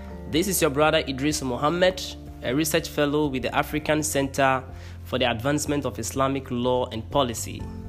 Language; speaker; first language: English; non-native, local second language; Akan